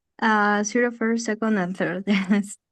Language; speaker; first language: English; non-native, learner; Spanish